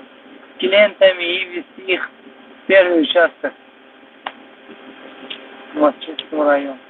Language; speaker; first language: Russian; non-native, learner; Tajik